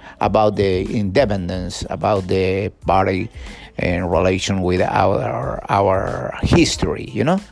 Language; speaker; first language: English; non-native, learner; Spanish